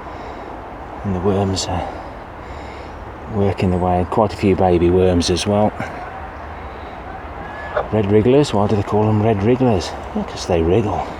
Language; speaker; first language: English; native; English